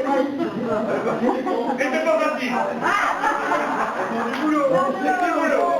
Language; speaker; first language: French; native; French